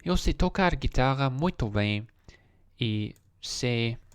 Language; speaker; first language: Portuguese; non-native, learner; English